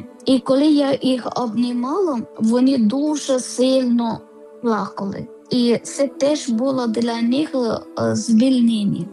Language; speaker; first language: Ukrainian; non-native, learner; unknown